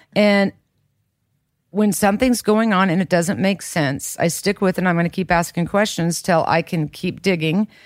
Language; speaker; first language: English; native; English